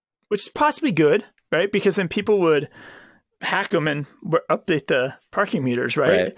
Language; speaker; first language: English; native; English